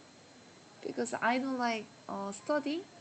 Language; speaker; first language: English; non-native, learner; Korean